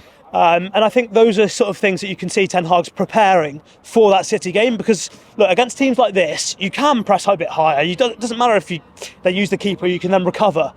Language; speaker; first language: English; native; English